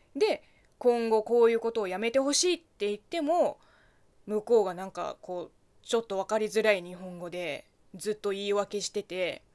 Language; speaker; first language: Japanese; non-native, fluent; Chinese